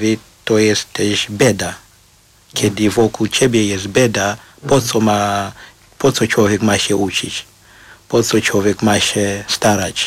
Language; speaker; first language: Polish; non-native, fluent; Shona